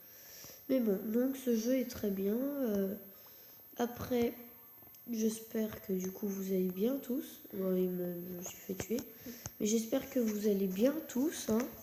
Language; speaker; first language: French; native; French